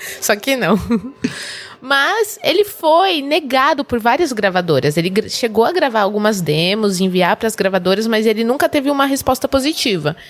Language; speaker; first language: Portuguese; native; Portuguese